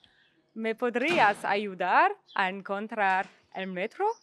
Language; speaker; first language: Spanish; non-native, learner; French